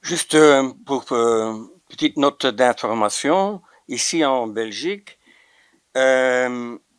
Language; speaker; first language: French; non-native, local second language; Dutch